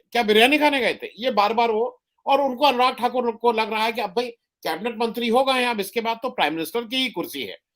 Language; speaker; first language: Hindi; native; Hindi